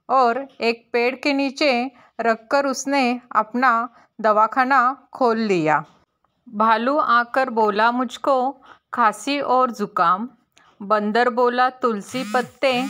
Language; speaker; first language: Hindi; non-native, local second language; Marathi